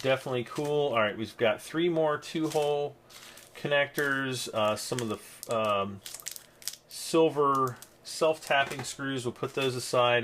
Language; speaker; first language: English; native; English